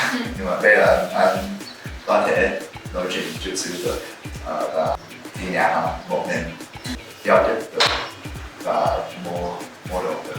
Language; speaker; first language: Vietnamese; non-native, learner; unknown